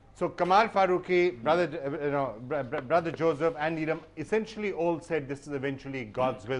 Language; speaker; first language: English; non-native, local second language; Hindi